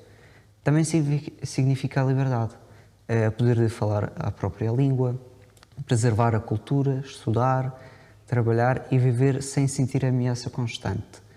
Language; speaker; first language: Portuguese; non-native, fluent; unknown